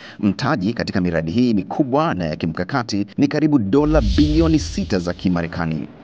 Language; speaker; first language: Swahili; native; Swahili